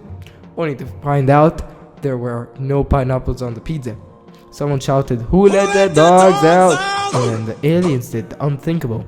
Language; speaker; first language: English; native; English